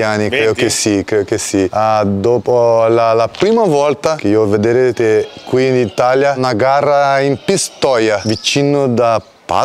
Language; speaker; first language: Italian; non-native, learner; Portuguese